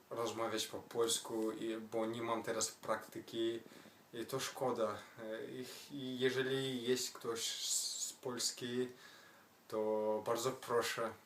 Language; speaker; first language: Polish; non-native, learner; Kazakh